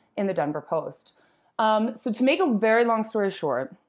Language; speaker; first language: English; native; English